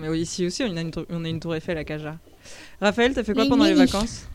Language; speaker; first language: French; native; French